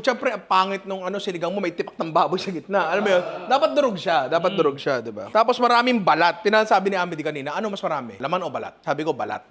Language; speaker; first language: Filipino; native; Filipino